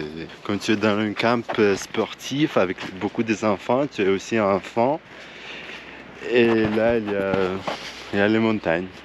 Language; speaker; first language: French; non-native, learner; Russian